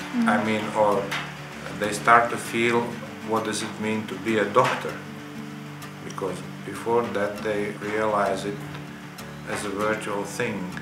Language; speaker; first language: English; non-native, fluent; Swedish